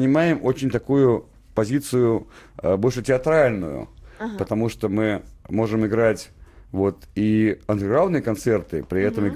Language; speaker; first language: Russian; native; Russian